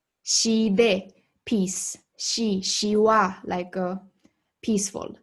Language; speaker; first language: English; non-native, fluent; Tibetan